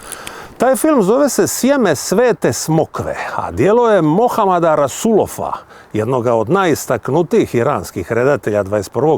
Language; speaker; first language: Bosnian; native; Bosnian